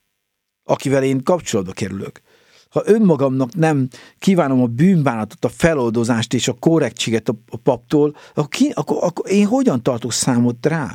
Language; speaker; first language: Hungarian; native; Hungarian